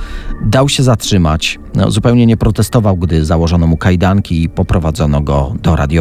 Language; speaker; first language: Polish; native; Polish